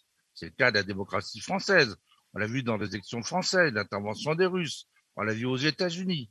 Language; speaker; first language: French; native; French